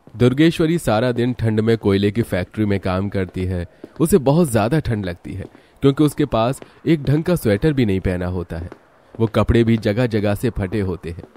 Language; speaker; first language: Hindi; native; Hindi